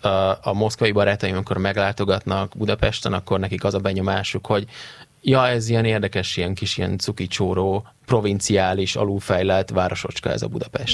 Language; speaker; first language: Hungarian; native; Hungarian